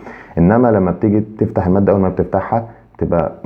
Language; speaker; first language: Arabic; native; Arabic